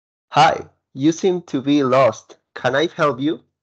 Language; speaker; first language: English; non-native, learner; Spanish